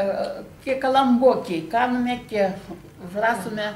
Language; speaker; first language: Greek; non-native, learner; Russian